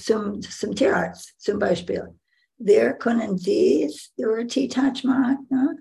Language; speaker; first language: German; non-native, learner; English